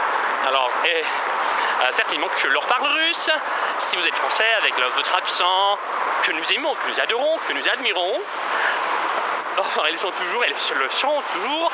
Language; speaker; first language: French; non-native, fluent; Russian